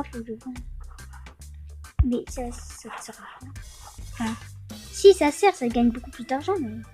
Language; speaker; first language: French; native; French